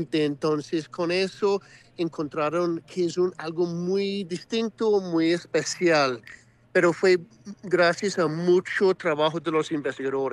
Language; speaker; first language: Spanish; non-native, fluent; English